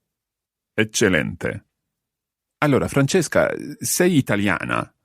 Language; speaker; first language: Italian; non-native, fluent; English